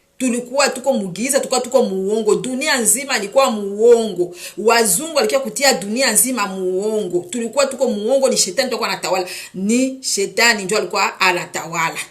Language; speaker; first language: Swahili; native; Swahili